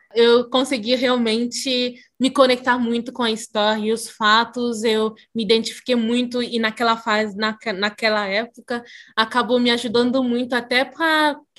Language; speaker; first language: Portuguese; early bilingual, other home language; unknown